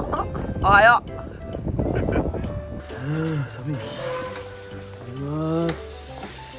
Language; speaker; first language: Japanese; non-native, fluent; Filipino